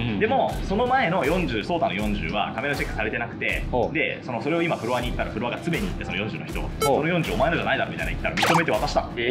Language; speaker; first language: Japanese; native; Japanese